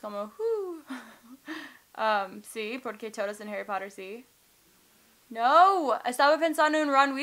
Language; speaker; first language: Spanish; non-native, learner; English